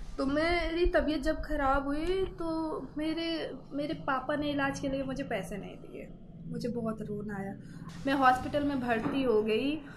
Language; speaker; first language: Hindi; native; Hindi